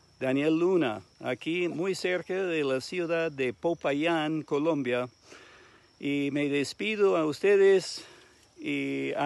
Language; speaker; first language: Spanish; non-native, fluent; English